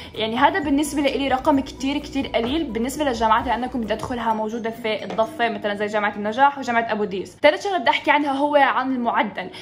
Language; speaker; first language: Arabic; native; Arabic